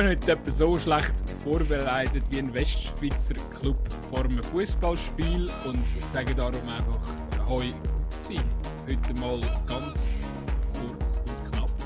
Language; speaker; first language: German; native; German